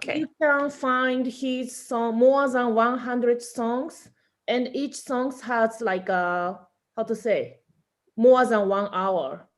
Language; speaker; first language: English; non-native, learner; Japanese